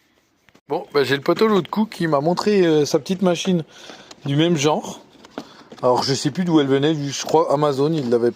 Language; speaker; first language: French; native; French